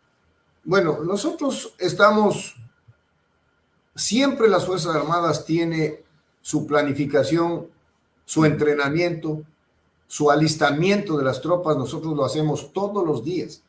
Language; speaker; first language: Spanish; native; Spanish